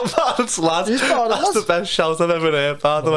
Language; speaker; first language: English; native; English